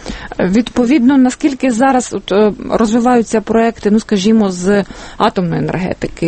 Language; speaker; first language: Ukrainian; native; Ukrainian